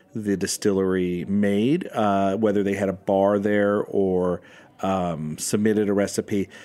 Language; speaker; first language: English; native; English